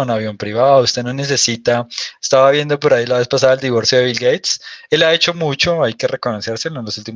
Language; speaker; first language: Spanish; native; Spanish